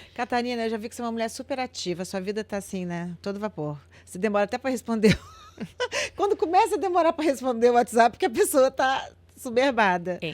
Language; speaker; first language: Portuguese; native; Portuguese